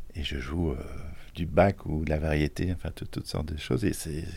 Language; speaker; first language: French; native; French